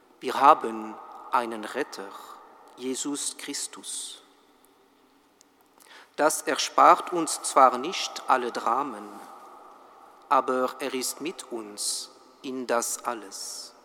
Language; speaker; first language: German; non-native, fluent; French